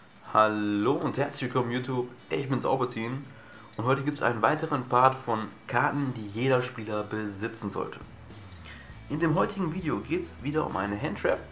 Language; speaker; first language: German; native; German